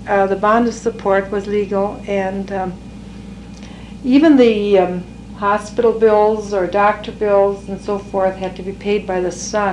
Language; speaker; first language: English; early bilingual, other home language; French